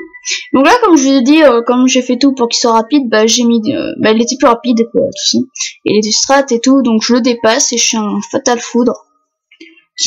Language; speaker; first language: French; native; French